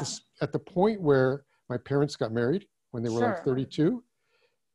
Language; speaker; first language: English; early bilingual, other home language; German